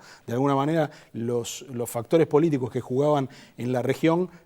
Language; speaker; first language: Spanish; native; Spanish